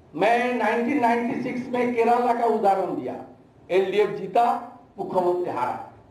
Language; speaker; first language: Hindi; non-native, local second language; Bangla